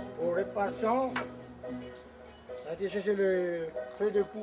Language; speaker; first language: French; non-native, local second language; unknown